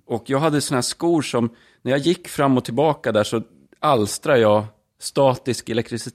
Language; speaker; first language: Swedish; native; Swedish